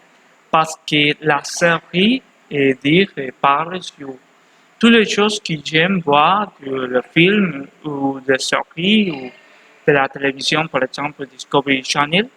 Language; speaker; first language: French; non-native, learner; Spanish